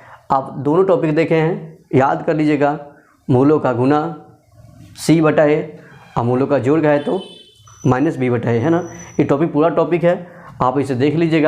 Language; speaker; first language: Hindi; native; Hindi